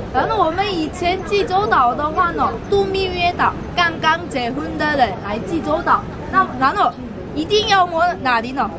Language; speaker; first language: Chinese; non-native, fluent; Korean